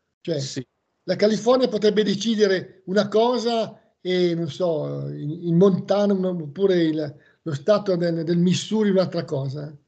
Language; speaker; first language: Italian; native; Italian